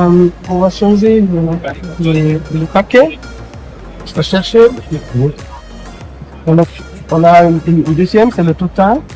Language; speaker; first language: French; non-native, learner; German